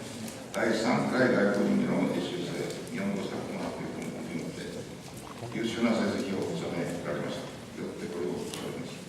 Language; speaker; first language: Japanese; native; Japanese